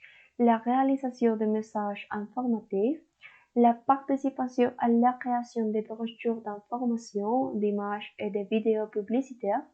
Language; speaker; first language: French; non-native, learner; Spanish